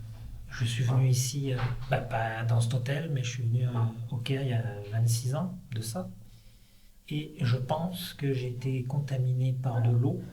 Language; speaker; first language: French; native; French